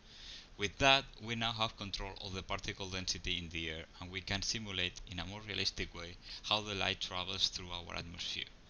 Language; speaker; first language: English; non-native, fluent; Spanish